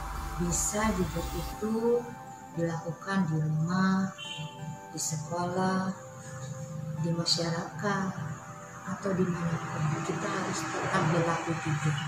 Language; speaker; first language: Indonesian; native; Indonesian